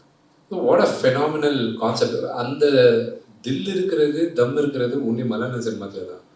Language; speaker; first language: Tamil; non-native, fluent; Telugu